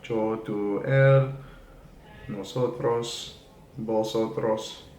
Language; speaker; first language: Spanish; non-native, learner; English